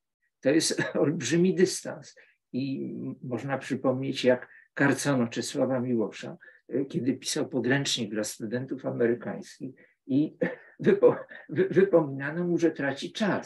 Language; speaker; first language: Polish; native; Polish